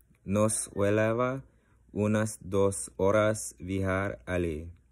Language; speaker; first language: Spanish; non-native, learner; English